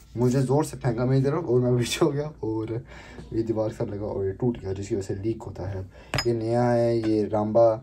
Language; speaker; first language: Urdu; native; Urdu